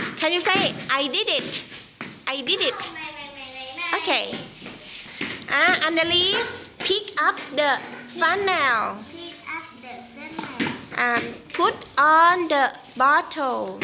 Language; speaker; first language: English; non-native, fluent; Thai